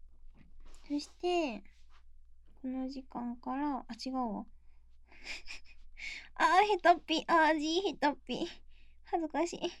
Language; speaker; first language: Japanese; native; Japanese